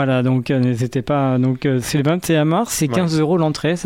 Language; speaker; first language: French; native; French